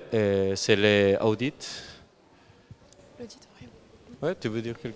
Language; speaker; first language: French; non-native, learner; Spanish